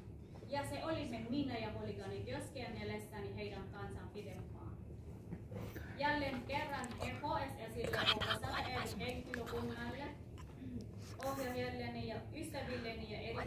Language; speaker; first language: Finnish; non-native, learner; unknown